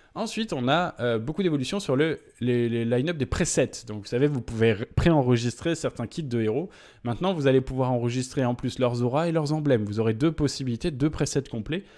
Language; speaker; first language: French; native; French